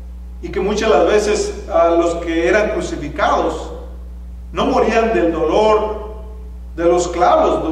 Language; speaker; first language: Spanish; native; Spanish